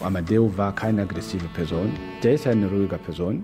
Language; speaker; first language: German; non-native, fluent; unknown